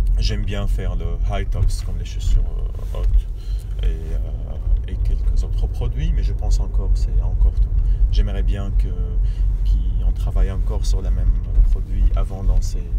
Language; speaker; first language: French; non-native, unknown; Arabic